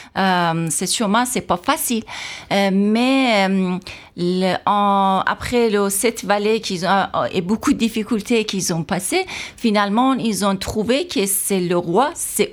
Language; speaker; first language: French; non-native, fluent; Persian